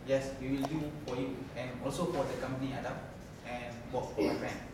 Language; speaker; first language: English; non-native, local second language; Malay